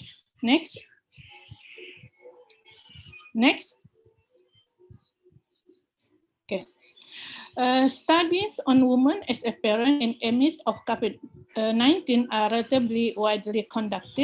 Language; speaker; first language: English; non-native, learner; Indonesian